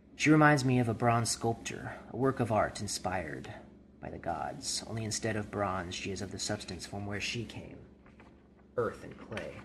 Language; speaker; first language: English; native; English